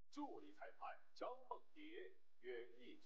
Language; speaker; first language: Chinese; native; Chinese